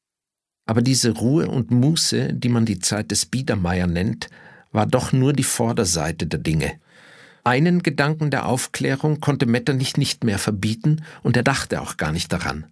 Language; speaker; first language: German; native; German